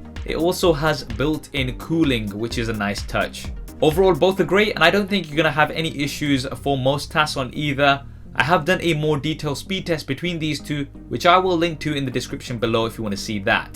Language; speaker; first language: English; native; English